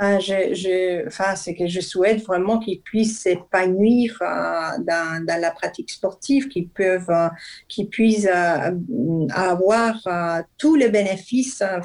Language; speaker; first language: French; non-native, fluent; Spanish